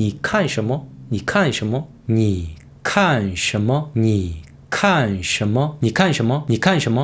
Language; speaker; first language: Chinese; non-native, fluent; Korean